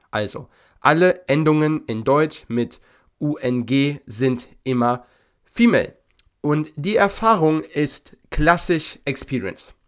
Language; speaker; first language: German; native; German